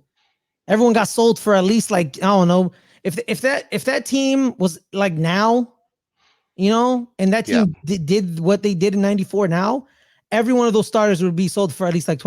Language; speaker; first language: English; native; English